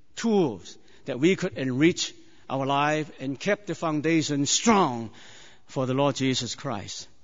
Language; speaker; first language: English; non-native, fluent; Chinese